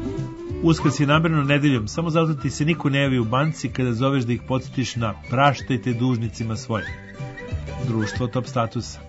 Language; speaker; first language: Croatian; native; Croatian